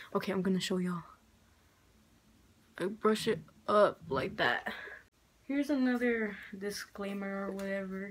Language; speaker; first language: English; native; English